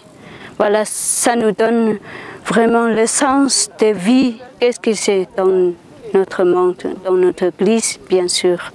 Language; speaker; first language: French; non-native, fluent; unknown